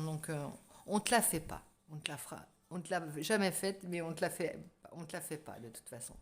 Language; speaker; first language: French; native; French